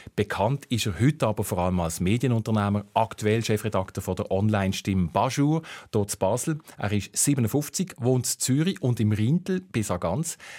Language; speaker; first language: German; native; German